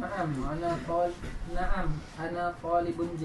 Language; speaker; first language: Arabic; non-native, learner; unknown